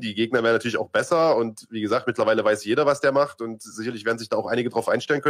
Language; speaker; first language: German; native; German